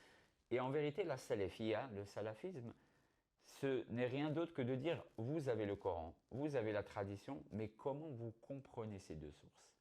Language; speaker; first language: French; native; French